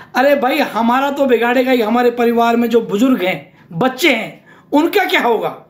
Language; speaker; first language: Hindi; native; Hindi